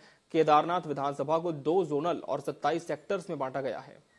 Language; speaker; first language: Hindi; native; Hindi